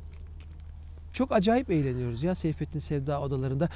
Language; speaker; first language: Turkish; native; Turkish